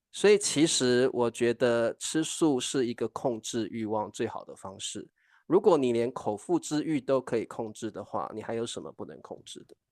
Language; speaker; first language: Chinese; native; Chinese